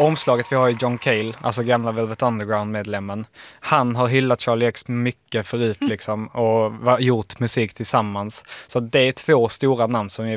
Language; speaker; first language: Swedish; native; Swedish